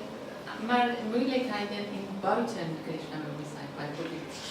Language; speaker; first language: Dutch; non-native, learner; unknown